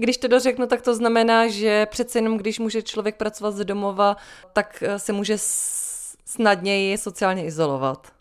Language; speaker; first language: Czech; native; Czech